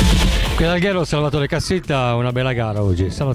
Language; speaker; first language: Italian; native; Italian